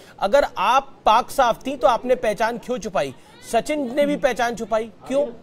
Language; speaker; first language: Hindi; native; Hindi